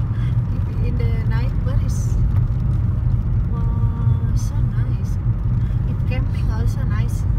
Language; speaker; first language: English; non-native, learner; Indonesian